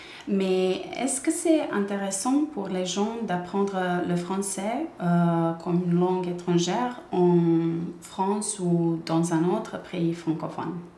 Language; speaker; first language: French; non-native, fluent; Serbian